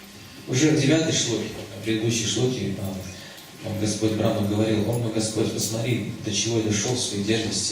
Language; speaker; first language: Russian; native; Russian